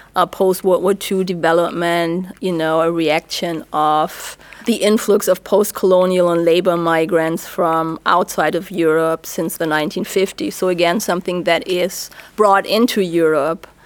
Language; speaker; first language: English; non-native, fluent; German